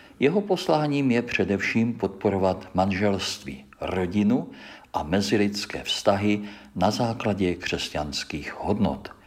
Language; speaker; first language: Czech; native; Czech